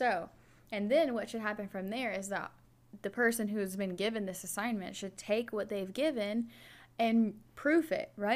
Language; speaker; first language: English; native; English